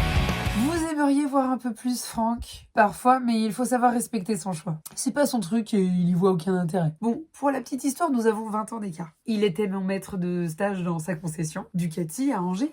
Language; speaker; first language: French; native; French